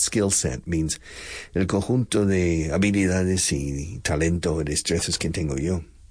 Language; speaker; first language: Spanish; non-native, fluent; English